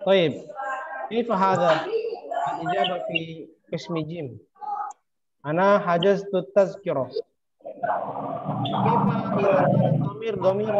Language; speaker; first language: Arabic; non-native, fluent; Indonesian